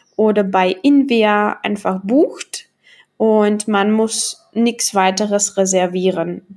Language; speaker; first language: German; non-native, fluent; Czech